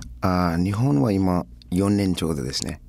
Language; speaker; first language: Japanese; non-native, fluent; Nepali